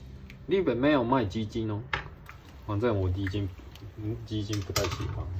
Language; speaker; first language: Chinese; non-native, fluent; Japanese